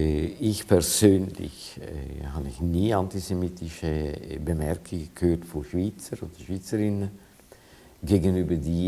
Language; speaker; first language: German; non-native, fluent; Hungarian